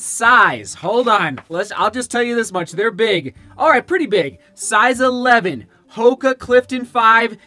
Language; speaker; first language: English; native; English